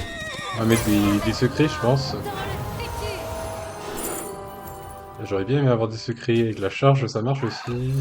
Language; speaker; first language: French; native; French